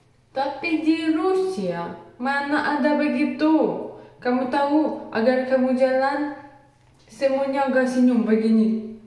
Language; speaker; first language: Indonesian; non-native, learner; Russian